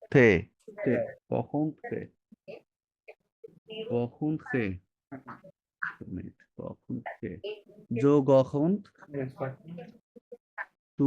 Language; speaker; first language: French; non-native, learner; Bangla